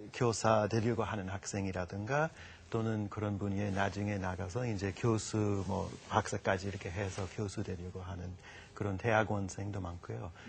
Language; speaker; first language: Korean; non-native, fluent; English